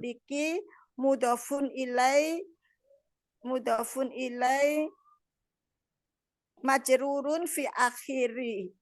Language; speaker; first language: Arabic; non-native, learner; Indonesian